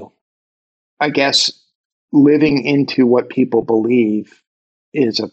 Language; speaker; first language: English; native; English